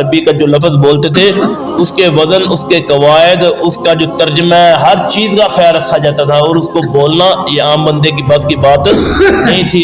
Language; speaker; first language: Urdu; native; Urdu